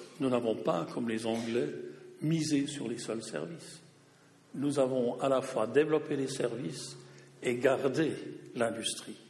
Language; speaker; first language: French; non-native, local second language; German